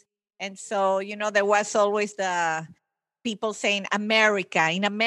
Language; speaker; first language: English; non-native, fluent; Italian